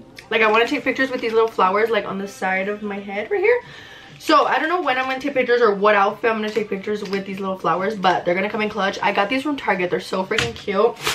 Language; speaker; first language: English; early bilingual, other home language; Spanish